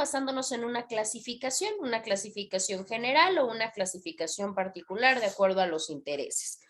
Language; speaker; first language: Spanish; native; Spanish